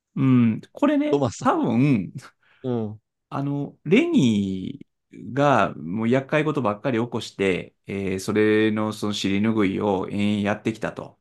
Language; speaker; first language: Japanese; native; Japanese